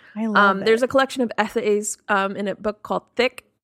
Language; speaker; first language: English; native; English